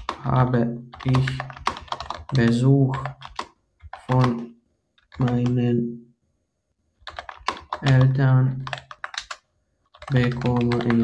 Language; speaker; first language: German; non-native, fluent; Croatian